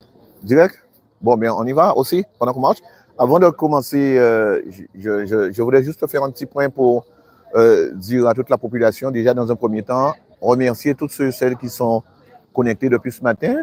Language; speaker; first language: French; native; French